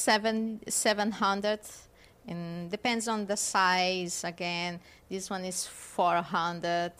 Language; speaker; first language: English; non-native, fluent; German